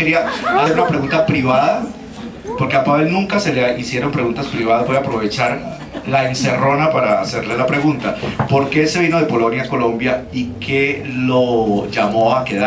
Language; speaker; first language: Spanish; native; Spanish